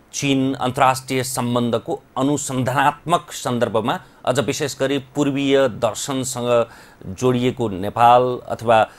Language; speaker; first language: Nepali; native; Nepali